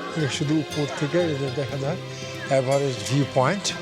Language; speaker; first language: Bangla; native; Bangla